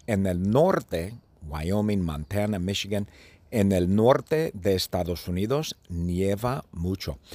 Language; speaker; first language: Spanish; early bilingual, heritage; Spanish